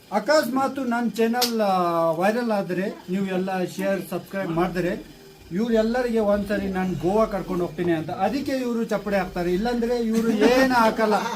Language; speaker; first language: Kannada; non-native, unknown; Ladakhi